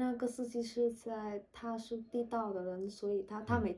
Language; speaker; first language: Chinese; non-native, learner; Vietnamese